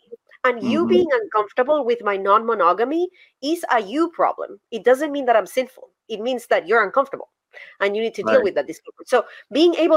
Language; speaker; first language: English; non-native, fluent; Spanish